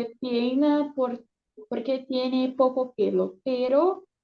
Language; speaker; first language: Spanish; non-native, learner; Portuguese